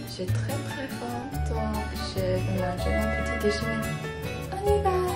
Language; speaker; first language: French; non-native, learner; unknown